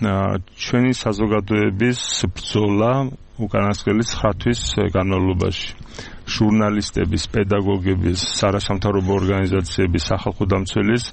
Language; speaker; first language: Georgian; native; Georgian